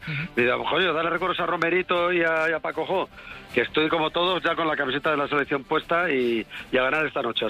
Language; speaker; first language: Spanish; native; Spanish